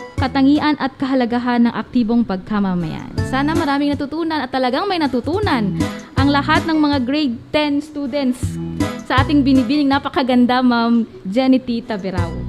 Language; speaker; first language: Filipino; non-native, local second language; Bikol